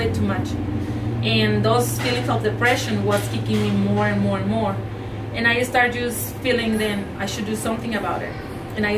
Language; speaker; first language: English; non-native, fluent; Spanish